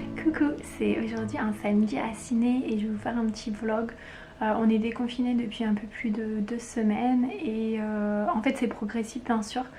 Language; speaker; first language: French; native; French